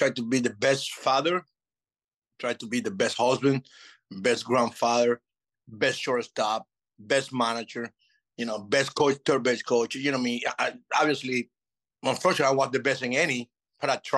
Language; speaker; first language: English; non-native, fluent; Spanish